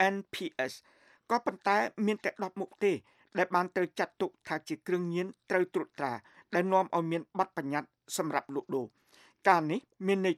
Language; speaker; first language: Khmer; native; Khmer